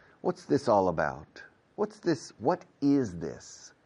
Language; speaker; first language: English; non-native, fluent; Spanish